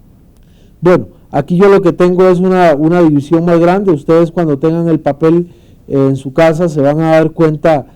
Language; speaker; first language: Spanish; native; Spanish